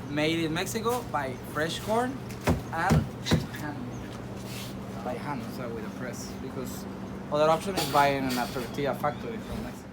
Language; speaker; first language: English; non-native, fluent; Spanish